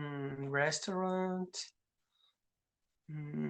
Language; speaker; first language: English; non-native, learner; Portuguese